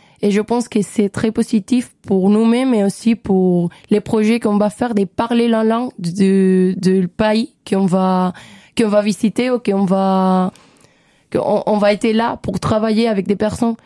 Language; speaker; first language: French; non-native, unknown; Spanish